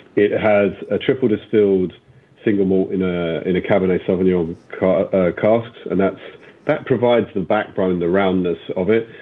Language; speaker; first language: English; native; English